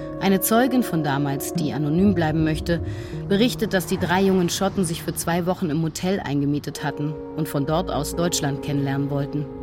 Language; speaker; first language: German; native; German